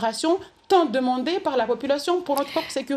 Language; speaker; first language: French; non-native, local second language; Comorian